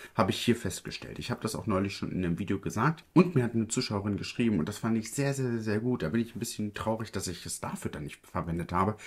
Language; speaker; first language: German; early bilingual, other home language; Italian